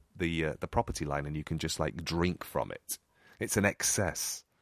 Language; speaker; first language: English; native; English